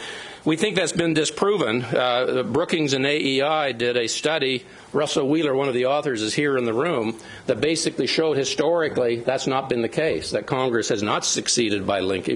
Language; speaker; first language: English; native; English